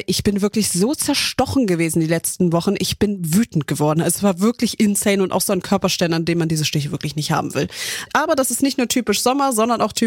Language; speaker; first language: German; native; German